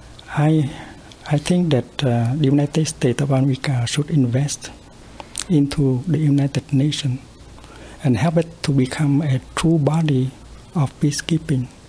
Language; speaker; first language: English; non-native, fluent; Vietnamese